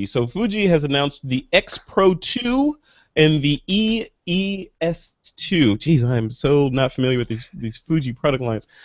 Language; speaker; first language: English; native; English